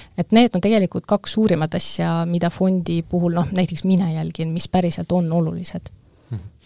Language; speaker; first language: Estonian; non-native, local second language; Russian